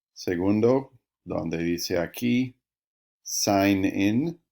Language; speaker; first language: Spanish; non-native, learner; English